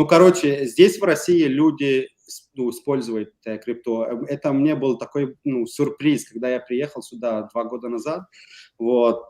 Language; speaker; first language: Russian; non-native, fluent; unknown